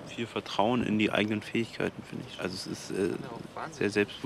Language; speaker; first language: German; native; German